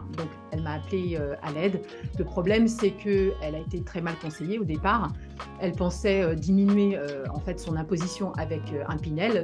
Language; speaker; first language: French; native; French